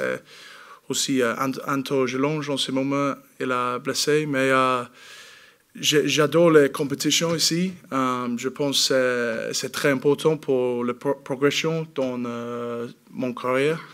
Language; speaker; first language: French; non-native, learner; English